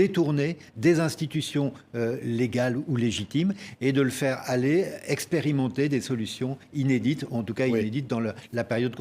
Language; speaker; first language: French; native; French